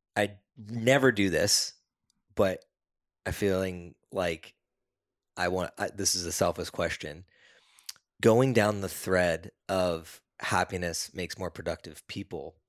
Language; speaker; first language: English; native; English